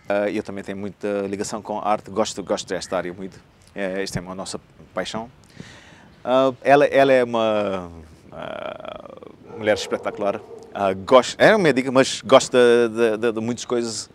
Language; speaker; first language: Portuguese; non-native, learner; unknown